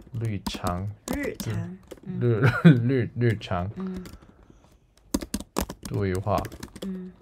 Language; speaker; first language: Chinese; non-native, learner; Korean